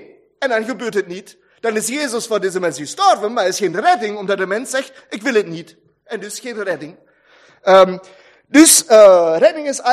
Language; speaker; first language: Dutch; non-native, fluent; German